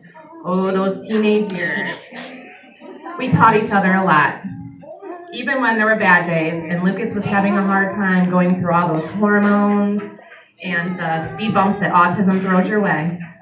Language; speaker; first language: English; native; English